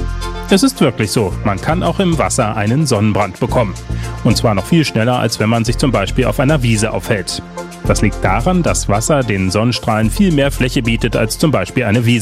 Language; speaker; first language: German; native; German